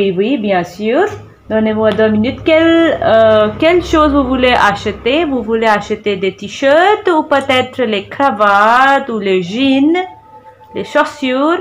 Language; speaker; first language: French; non-native, fluent; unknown